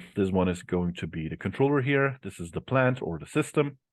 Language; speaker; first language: English; non-native, fluent; Turkish